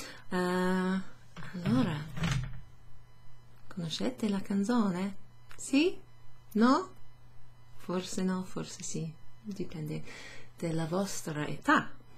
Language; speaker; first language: Italian; non-native, fluent; English